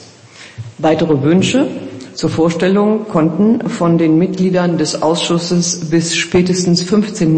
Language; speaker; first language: German; native; German